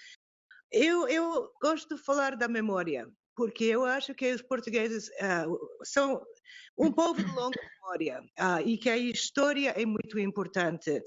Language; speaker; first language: Portuguese; non-native, fluent; English